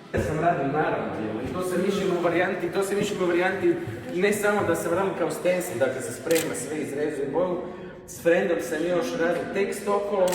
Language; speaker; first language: Croatian; native; Croatian